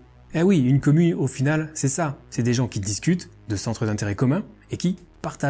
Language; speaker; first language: French; native; French